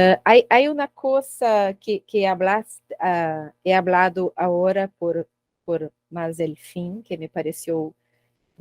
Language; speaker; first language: Spanish; non-native, learner; Portuguese